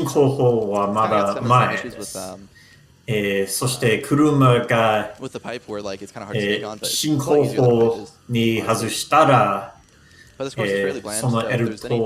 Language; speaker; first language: Japanese; non-native, learner; English